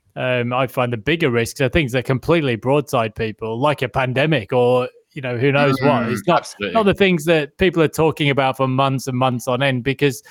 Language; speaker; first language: English; native; English